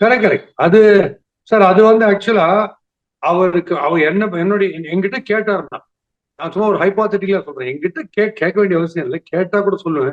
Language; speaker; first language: Tamil; native; Tamil